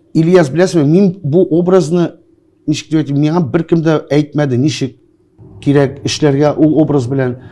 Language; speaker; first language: Tatar; non-native, local second language; Russian